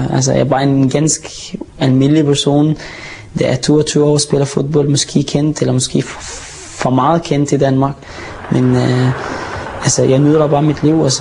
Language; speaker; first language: Danish; non-native, fluent; Arabic